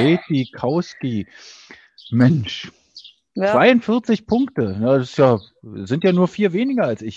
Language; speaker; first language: German; native; German